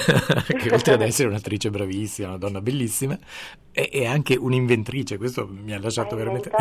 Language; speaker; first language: Italian; native; Italian